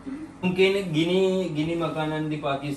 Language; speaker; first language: Indonesian; non-native, learner; Urdu